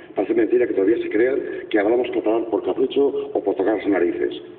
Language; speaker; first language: Spanish; non-native, local second language; Catalan